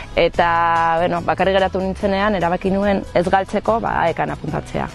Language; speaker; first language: Basque; non-native, local second language; Spanish